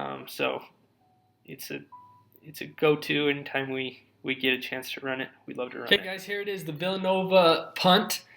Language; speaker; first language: English; native; English